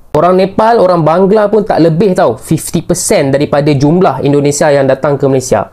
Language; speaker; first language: Malay; native; Malay